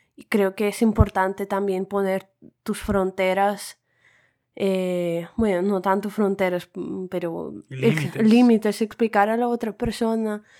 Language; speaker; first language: Spanish; non-native, fluent; Russian